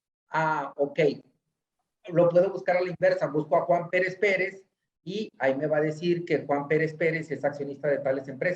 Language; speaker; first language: Spanish; native; Spanish